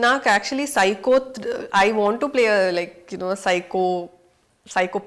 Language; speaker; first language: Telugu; non-native, local second language; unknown